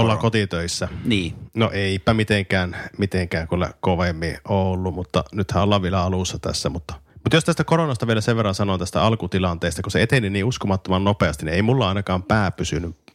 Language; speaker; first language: Finnish; native; Finnish